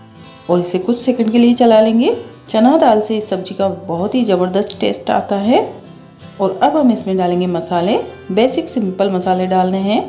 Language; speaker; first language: Hindi; native; Hindi